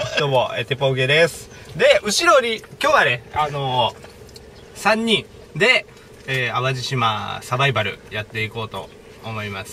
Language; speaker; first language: Japanese; native; Japanese